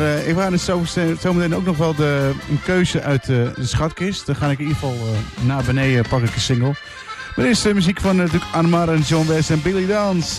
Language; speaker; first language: Dutch; native; Dutch